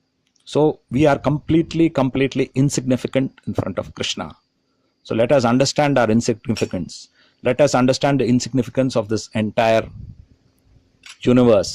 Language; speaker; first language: English; non-native, local second language; Tamil